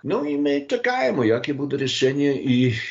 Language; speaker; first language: Polish; non-native, learner; Ukrainian